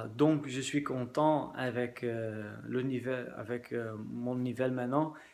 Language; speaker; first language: French; non-native, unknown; Dutch